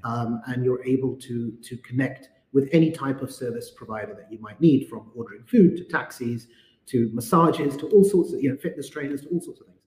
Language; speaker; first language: English; native; English